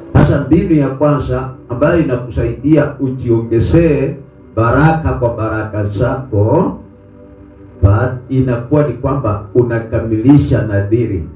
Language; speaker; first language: Swahili; native; Swahili